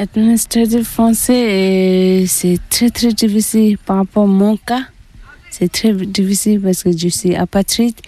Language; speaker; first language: French; non-native, learner; Tibetan